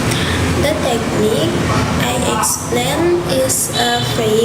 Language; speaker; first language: English; non-native, learner; Indonesian